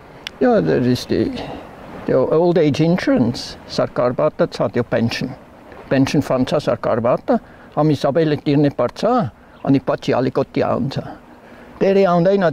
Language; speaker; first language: Nepali; non-native, learner; German